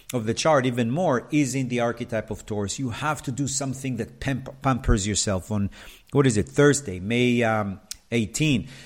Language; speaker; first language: English; non-native, fluent; Hebrew